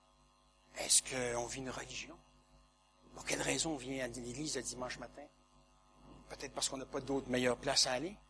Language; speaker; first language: French; native; French